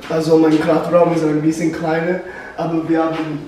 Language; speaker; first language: German; non-native, learner; English